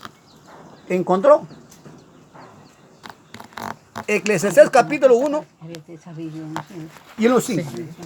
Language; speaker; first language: Spanish; native; Spanish